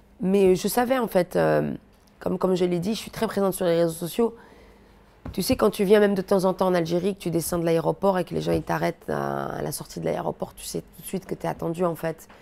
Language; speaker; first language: French; native; French